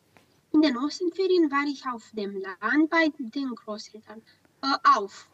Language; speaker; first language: German; non-native, learner; Romanian